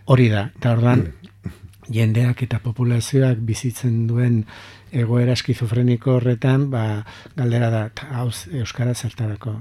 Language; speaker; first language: Basque; native; Basque